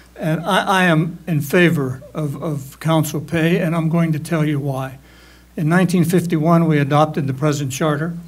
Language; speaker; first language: English; native; English